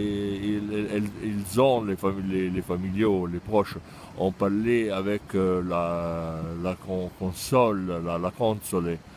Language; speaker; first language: French; non-native, fluent; Italian